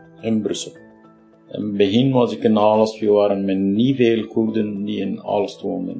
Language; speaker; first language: Dutch; non-native, fluent; Kurdish